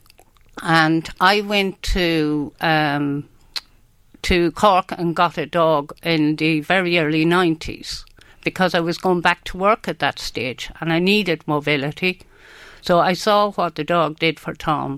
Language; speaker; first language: English; native; English